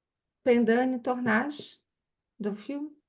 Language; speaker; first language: French; non-native, learner; Portuguese